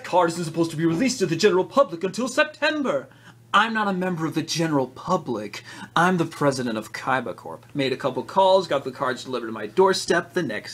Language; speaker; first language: English; native; English